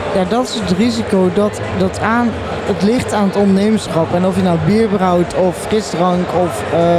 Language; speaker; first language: Dutch; native; Dutch